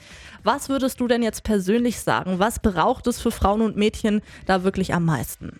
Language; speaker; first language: German; native; German